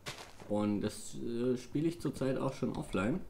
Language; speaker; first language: German; native; German